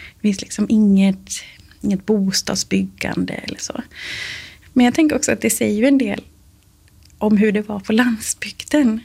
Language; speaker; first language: Swedish; native; Swedish